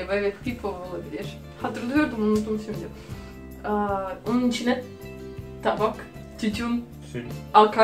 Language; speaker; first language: Turkish; non-native, fluent; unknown